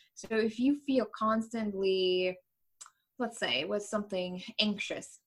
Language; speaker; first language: English; non-native, fluent; German